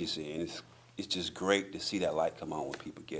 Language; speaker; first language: English; native; English